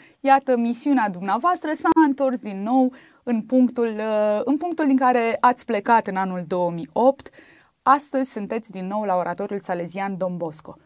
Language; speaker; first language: Romanian; native; Romanian